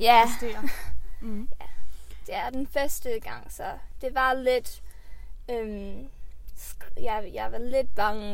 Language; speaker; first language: Danish; early bilingual, heritage; Swedish